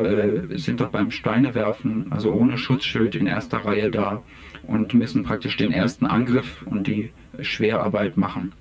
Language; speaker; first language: German; native; German